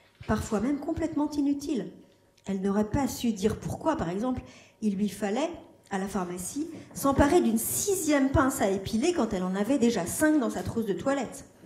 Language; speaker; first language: French; native; French